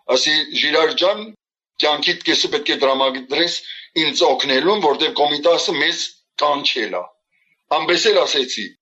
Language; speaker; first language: Armenian; early bilingual, heritage; Armenian